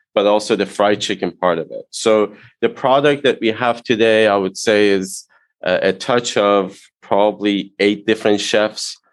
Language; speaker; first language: English; non-native, fluent; Persian